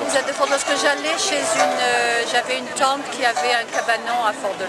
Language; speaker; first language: French; native; French